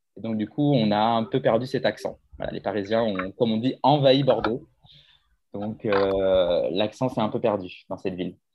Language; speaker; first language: French; native; French